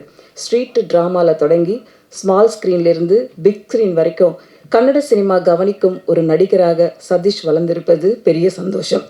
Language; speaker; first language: Tamil; native; Tamil